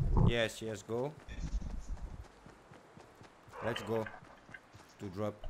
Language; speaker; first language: English; non-native, fluent; French